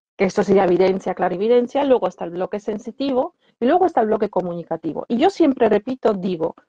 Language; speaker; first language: Spanish; non-native, fluent; Polish